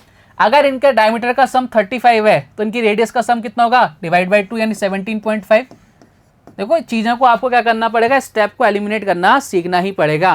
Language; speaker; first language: Hindi; native; Hindi